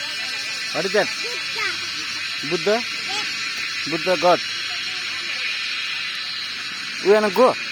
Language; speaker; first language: English; non-native, learner; Nepali